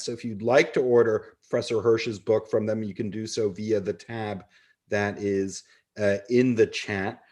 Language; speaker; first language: English; native; English